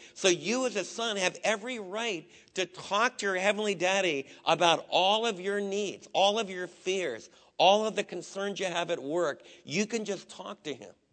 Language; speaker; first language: English; native; English